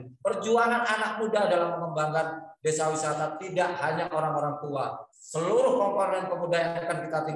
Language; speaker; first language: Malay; non-native, local second language; Javanese